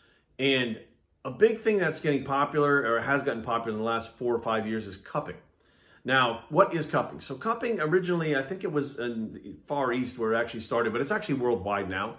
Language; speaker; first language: English; native; English